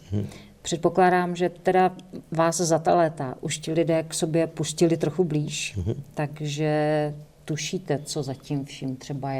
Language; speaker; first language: Czech; native; Czech